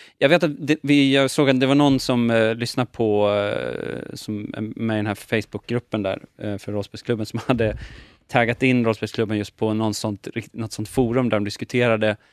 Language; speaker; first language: Swedish; native; Swedish